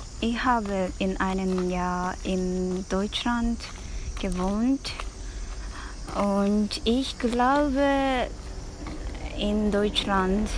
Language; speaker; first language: German; non-native, learner; Japanese